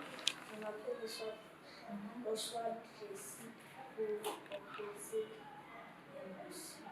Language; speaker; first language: French; non-native, learner; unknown